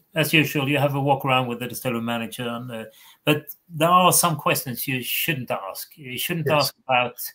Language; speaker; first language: English; non-native, fluent; Swedish